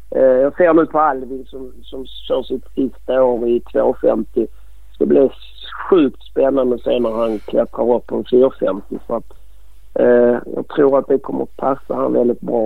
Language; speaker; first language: Swedish; native; Swedish